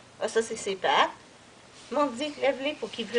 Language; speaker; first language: French; native; French